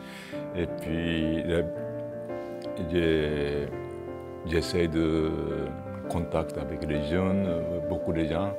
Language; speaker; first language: French; non-native, fluent; Japanese